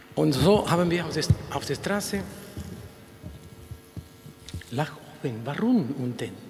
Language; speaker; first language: German; non-native, learner; Spanish